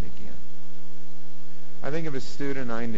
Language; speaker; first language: English; native; English